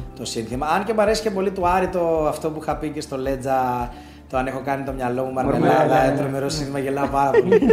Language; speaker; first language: Greek; native; Greek